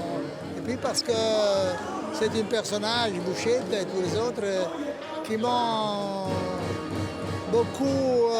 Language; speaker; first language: French; non-native, fluent; Italian